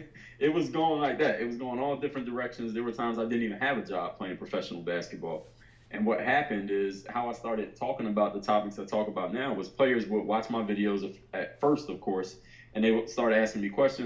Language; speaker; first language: English; native; English